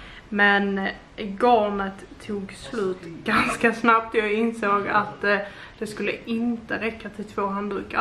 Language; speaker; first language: Swedish; native; Swedish